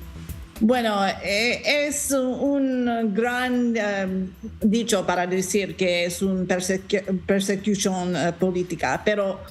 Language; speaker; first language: Spanish; non-native, learner; English